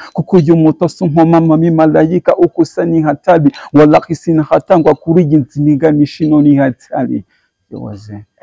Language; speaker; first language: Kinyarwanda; native; Kinyarwanda